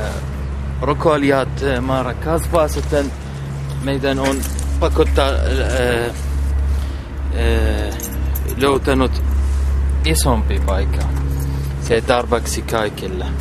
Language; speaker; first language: Finnish; non-native, learner; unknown